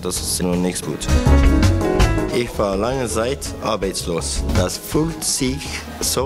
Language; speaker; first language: German; non-native, learner; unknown